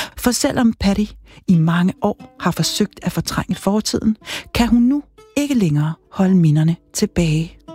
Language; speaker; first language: Danish; native; Danish